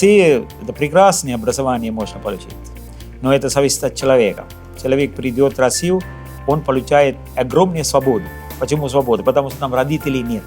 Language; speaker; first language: Russian; non-native, fluent; Sinhala